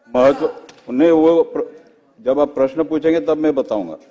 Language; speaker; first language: Hindi; non-native, local second language; Marathi